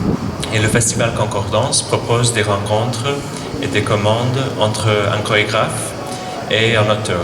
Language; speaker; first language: French; non-native, fluent; English